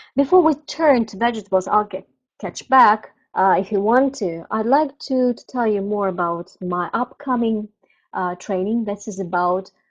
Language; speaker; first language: English; non-native, fluent; Russian